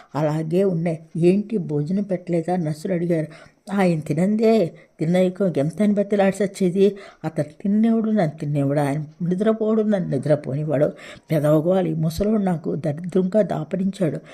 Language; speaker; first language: Telugu; native; Telugu